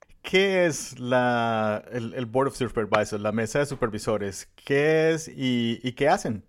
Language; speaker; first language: Spanish; native; Spanish